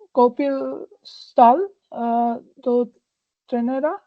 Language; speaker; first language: Czech; non-native, learner; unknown